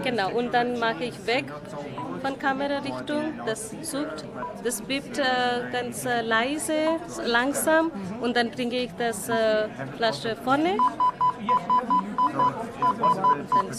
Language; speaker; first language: German; non-native, learner; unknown